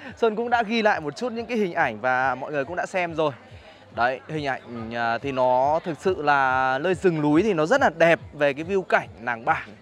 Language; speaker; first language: Vietnamese; native; Vietnamese